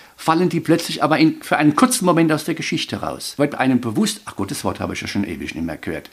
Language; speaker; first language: German; native; German